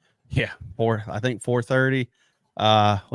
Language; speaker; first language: English; native; English